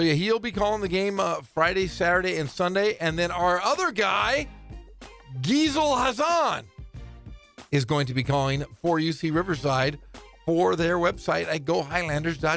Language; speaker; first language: English; native; English